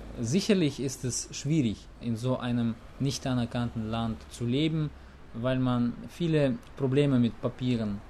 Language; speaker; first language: German; non-native, fluent; Russian